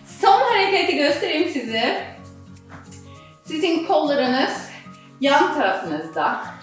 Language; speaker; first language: Turkish; non-native, fluent; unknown